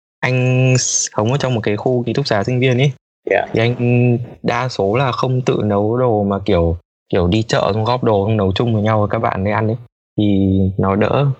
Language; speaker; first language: Vietnamese; native; Vietnamese